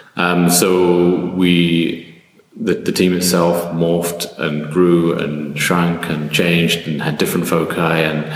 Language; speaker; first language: English; native; English